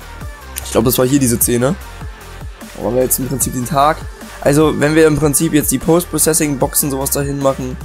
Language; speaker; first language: German; native; German